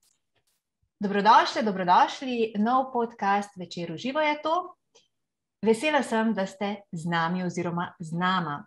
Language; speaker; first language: Slovenian; native; Slovenian